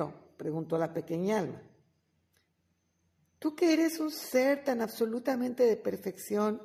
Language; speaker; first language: Spanish; native; Spanish